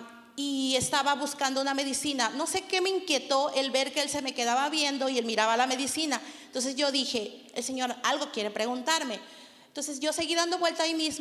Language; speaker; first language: Spanish; native; Spanish